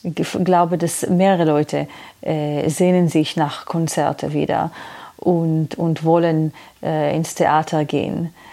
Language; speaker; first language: German; non-native, fluent; Hebrew